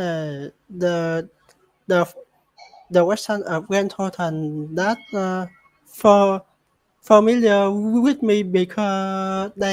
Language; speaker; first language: English; non-native, learner; Vietnamese